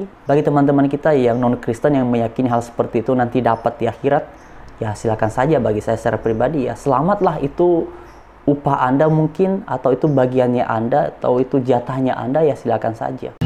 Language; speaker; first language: Indonesian; native; Indonesian